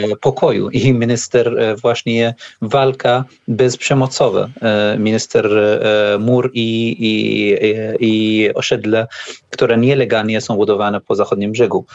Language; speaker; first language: Polish; non-native, learner; Arabic